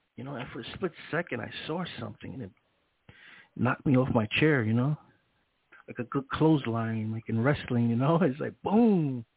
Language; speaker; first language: English; early bilingual, other home language; Spanish